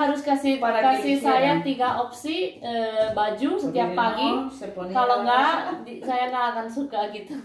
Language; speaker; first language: Indonesian; non-native, fluent; Spanish